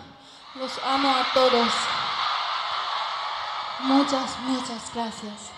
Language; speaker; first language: Spanish; non-native, learner; English